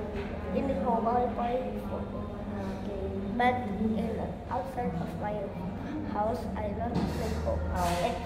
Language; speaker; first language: English; non-native, learner; Indonesian